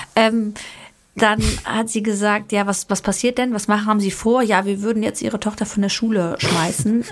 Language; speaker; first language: German; early bilingual, other home language; Greek